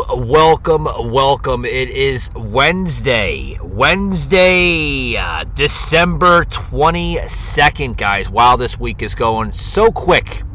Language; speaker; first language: English; native; English